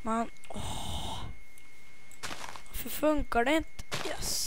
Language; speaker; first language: Swedish; native; Swedish